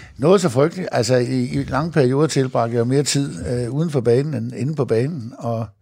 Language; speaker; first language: Danish; native; Danish